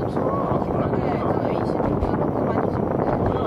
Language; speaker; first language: Korean; non-native, fluent; Russian